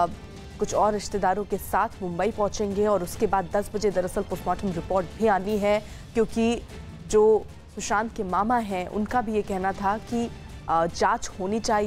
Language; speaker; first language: Hindi; native; Hindi